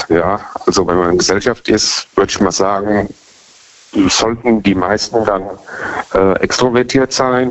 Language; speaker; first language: German; native; German